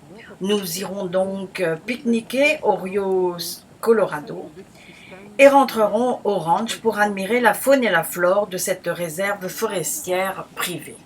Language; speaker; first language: French; native; French